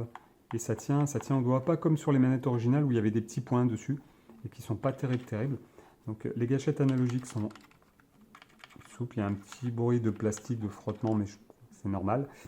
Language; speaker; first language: French; native; French